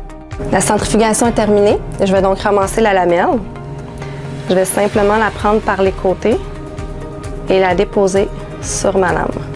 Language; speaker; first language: French; native; French